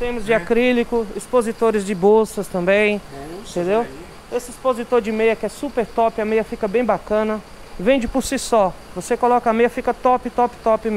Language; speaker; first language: Portuguese; native; Portuguese